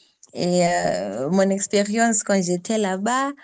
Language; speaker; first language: French; non-native, fluent; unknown